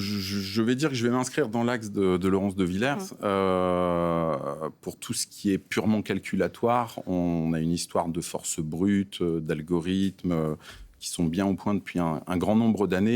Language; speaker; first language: French; native; French